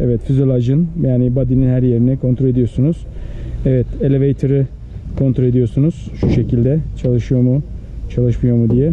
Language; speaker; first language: Turkish; native; Turkish